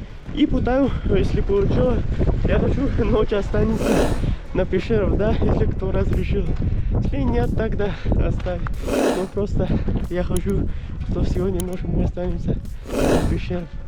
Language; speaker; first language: Russian; non-native, learner; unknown